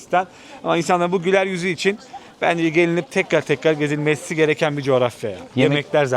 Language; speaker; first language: Turkish; native; Turkish